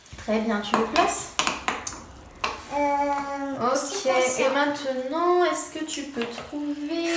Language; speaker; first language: French; native; French